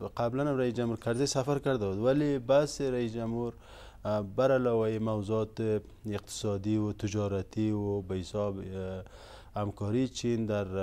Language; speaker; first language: Persian; non-native, local second language; Uzbek